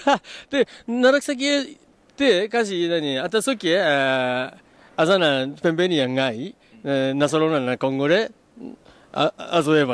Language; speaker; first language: Lingala; non-native, fluent; Japanese